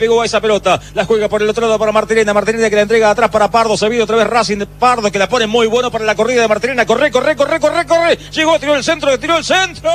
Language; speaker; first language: Spanish; native; Spanish